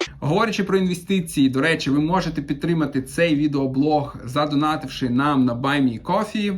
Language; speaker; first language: Ukrainian; non-native, local second language; Russian